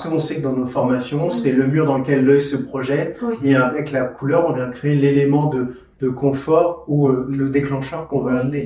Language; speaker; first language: French; native; French